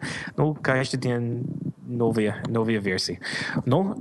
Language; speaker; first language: Russian; non-native, learner; English